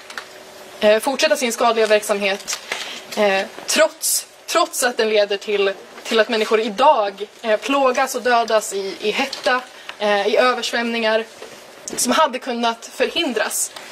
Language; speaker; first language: Swedish; native; Swedish